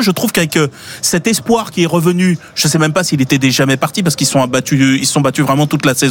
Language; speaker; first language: French; native; French